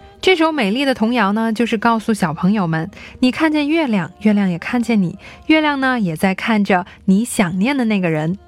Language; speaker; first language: Chinese; native; Chinese